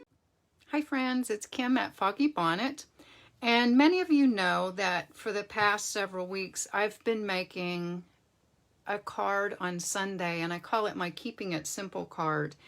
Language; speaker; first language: English; native; English